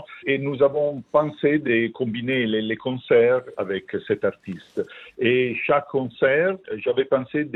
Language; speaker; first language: French; non-native, fluent; Italian